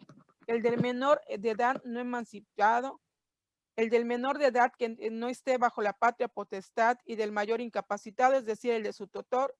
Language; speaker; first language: Spanish; native; Spanish